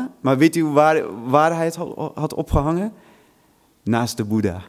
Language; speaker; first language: Dutch; non-native, fluent; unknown